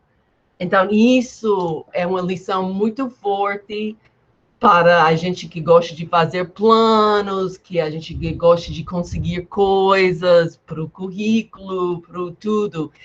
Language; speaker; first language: Portuguese; non-native, fluent; English